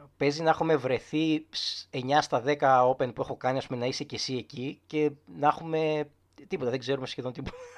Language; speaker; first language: Greek; native; Greek